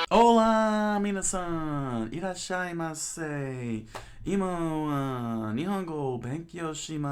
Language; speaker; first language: Japanese; non-native, learner; English